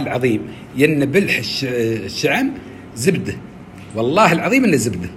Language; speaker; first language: Arabic; native; Arabic